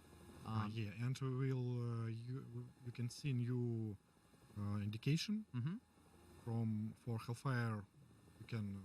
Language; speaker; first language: English; non-native, learner; Russian